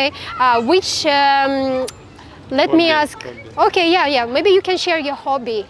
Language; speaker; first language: English; non-native, learner; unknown